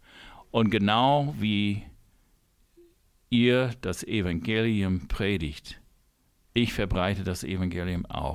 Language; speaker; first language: German; non-native, fluent; English